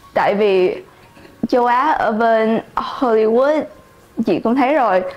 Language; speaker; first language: Vietnamese; early bilingual, heritage; Vietnamese